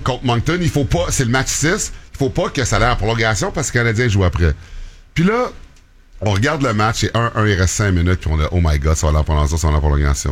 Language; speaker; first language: French; native; French